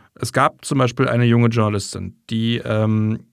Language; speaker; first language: German; non-native, fluent; English